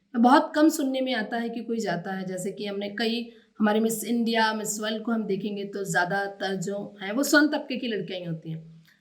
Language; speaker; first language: Hindi; native; Hindi